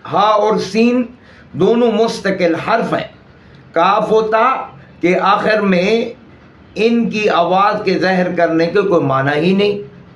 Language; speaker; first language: Urdu; native; Urdu